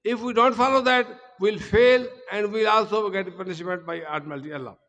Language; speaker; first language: English; non-native, local second language; Urdu